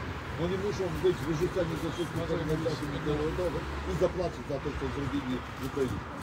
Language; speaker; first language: Polish; non-native, fluent; Ukrainian